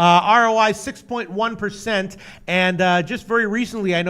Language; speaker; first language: English; native; English